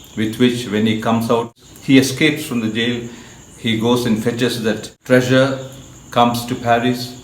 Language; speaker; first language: English; non-native, local second language; Malayalam